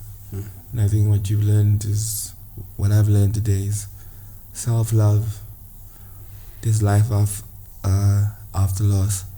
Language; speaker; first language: English; non-native, local second language; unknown